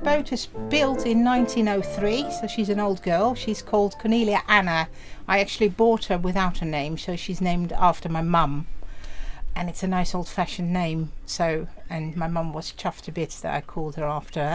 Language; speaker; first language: English; non-native, fluent; Dutch